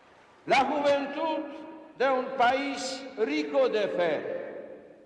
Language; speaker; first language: Spanish; non-native, fluent; Polish